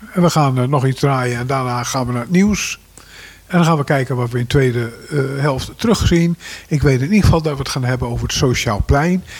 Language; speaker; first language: Dutch; native; Dutch